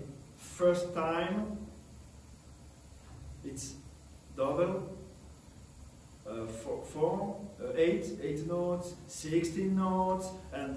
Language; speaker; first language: English; non-native, learner; French